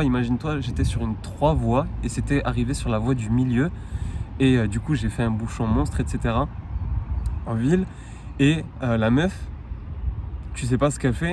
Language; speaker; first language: French; native; French